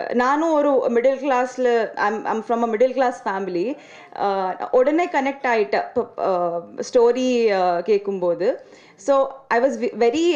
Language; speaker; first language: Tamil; non-native, learner; Telugu